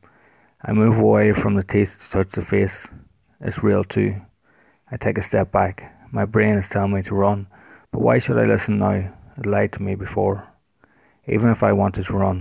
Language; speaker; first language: English; native; English